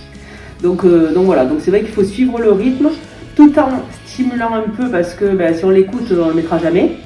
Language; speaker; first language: French; native; French